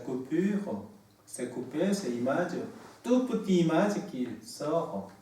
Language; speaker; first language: French; non-native, learner; Korean